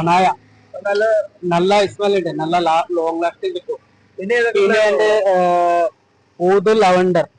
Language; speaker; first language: Malayalam; non-native, learner; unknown